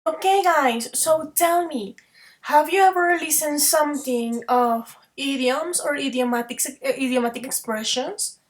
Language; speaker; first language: English; non-native, fluent; Spanish